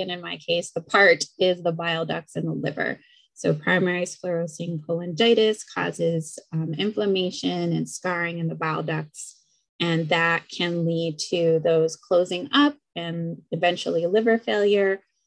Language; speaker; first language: English; early bilingual, other home language; Spanish